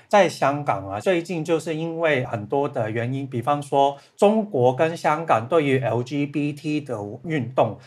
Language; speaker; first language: Chinese; non-native, local second language; Cantonese